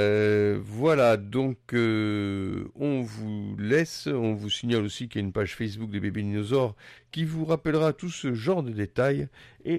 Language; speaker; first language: French; native; French